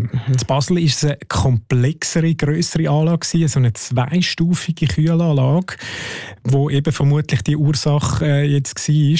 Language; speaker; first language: German; native; German